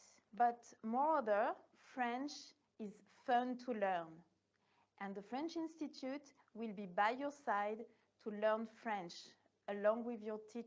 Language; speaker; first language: English; non-native, fluent; French